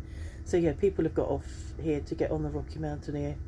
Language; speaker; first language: English; native; English